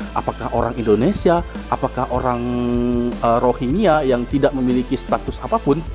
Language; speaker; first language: Indonesian; native; Indonesian